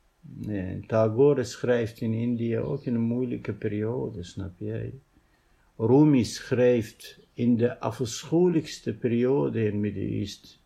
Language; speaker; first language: Dutch; non-native, fluent; Arabic